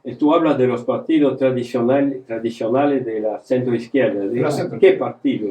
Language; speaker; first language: Spanish; non-native, fluent; French